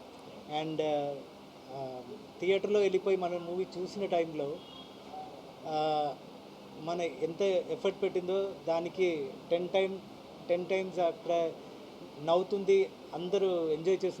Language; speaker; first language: Telugu; non-native, learner; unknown